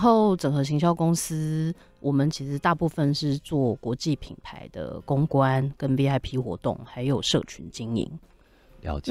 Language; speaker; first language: Chinese; native; Chinese